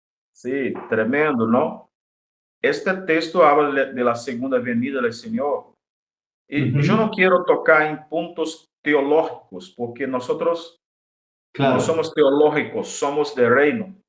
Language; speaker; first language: Spanish; non-native, fluent; Portuguese